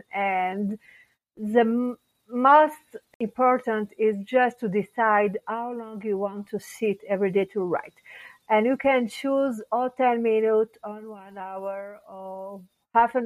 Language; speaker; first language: English; non-native, fluent; French